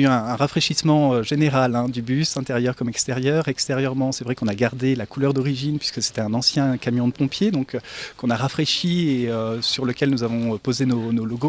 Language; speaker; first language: French; native; French